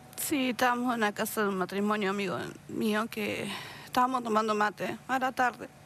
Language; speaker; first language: Spanish; native; Spanish